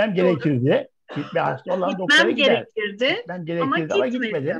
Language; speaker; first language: Turkish; native; Turkish